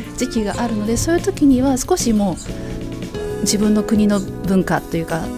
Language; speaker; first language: Japanese; native; Japanese